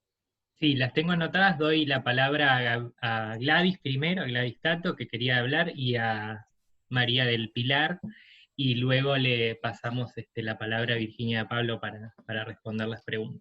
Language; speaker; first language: Spanish; native; Spanish